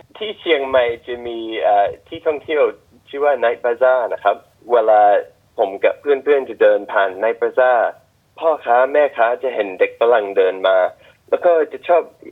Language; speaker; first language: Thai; non-native, fluent; English